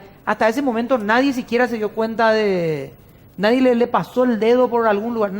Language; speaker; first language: Spanish; native; Spanish